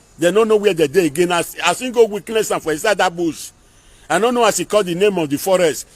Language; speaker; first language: Nigerian Pidgin; non-native, local second language; Bini